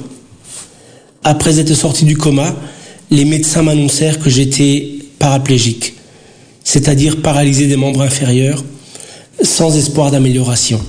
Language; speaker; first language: French; early bilingual, other home language; Portuguese